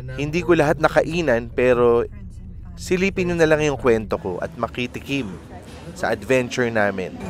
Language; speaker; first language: Filipino; native; Filipino